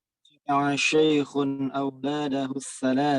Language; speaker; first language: Arabic; non-native, learner; Indonesian